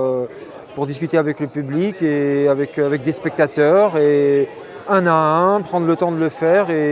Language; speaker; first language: French; non-native, local second language; Arabic